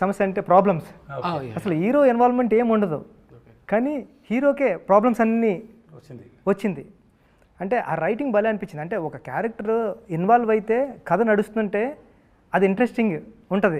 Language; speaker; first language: Telugu; native; Telugu